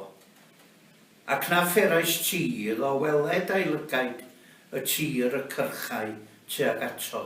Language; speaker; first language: Welsh; native; Welsh